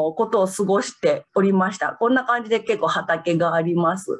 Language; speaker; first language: Japanese; native; Japanese